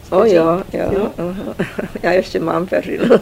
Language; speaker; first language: Czech; early bilingual, heritage; Czech